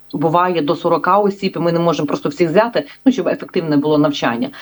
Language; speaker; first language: Ukrainian; native; Ukrainian